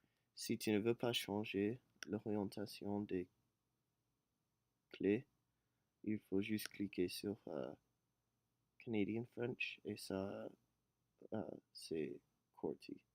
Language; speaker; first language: French; non-native, learner; English